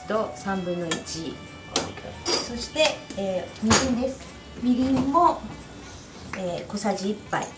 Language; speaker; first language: Japanese; native; Japanese